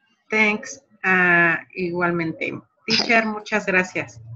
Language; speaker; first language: Spanish; native; Spanish